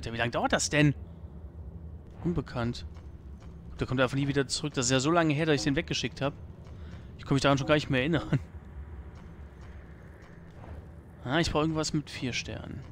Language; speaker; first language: German; native; German